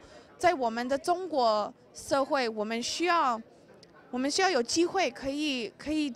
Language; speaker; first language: Chinese; early bilingual, heritage; English